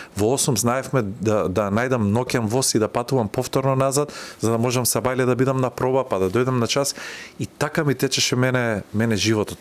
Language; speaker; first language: Macedonian; native; Macedonian